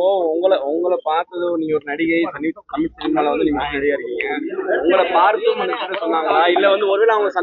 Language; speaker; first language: Tamil; native; Tamil